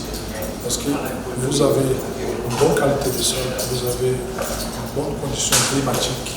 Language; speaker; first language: French; non-native, fluent; Portuguese